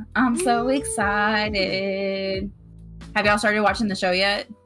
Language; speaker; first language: English; native; English